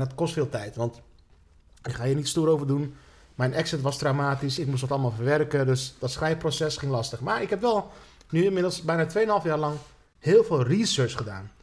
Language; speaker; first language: Dutch; early bilingual, other home language; Turkish